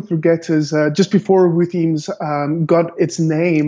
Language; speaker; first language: English; native; English